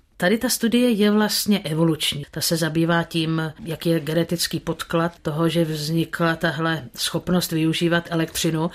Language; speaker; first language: Czech; native; Czech